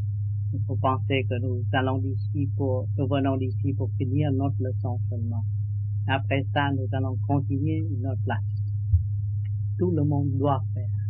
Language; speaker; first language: French; non-native, learner; Vietnamese